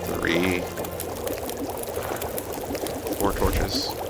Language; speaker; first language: English; native; English